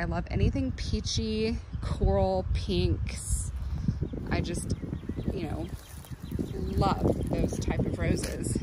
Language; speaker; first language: English; native; English